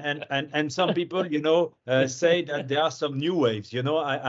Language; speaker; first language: English; non-native, fluent; French